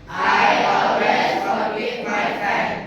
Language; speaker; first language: English; non-native, learner; Indonesian